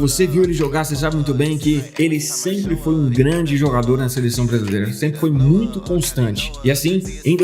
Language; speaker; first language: Portuguese; native; Portuguese